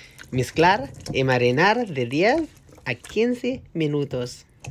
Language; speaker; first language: Spanish; non-native, learner; Filipino